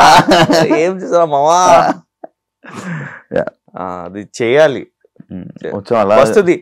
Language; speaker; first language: Telugu; non-native, learner; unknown